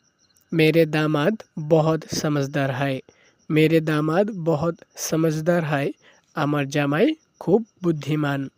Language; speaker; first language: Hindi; non-native, learner; Bangla